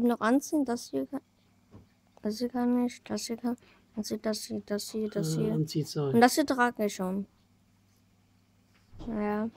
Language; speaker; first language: German; early bilingual, other home language; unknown